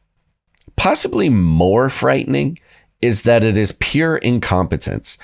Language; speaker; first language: English; native; English